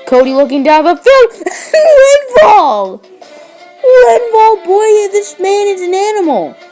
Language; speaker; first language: English; native; English